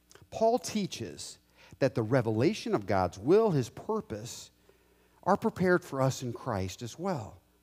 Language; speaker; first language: English; native; English